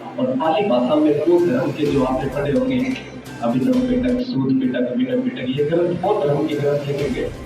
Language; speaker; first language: Hindi; native; Hindi